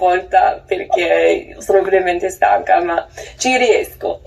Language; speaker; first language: Italian; non-native, learner; English